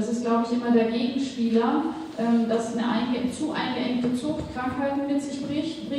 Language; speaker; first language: German; native; German